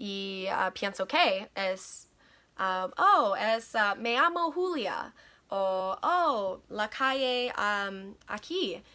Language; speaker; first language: Spanish; non-native, learner; English